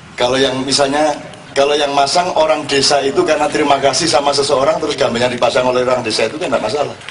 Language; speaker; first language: Indonesian; non-native, local second language; Javanese